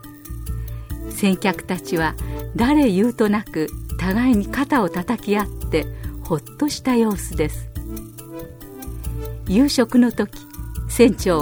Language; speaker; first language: Japanese; native; Japanese